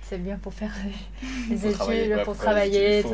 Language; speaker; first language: French; non-native, learner; Lao